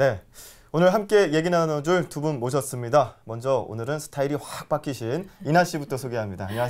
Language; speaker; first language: Korean; native; Korean